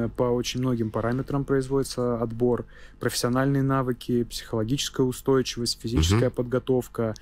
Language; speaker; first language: Russian; non-native, local second language; Armenian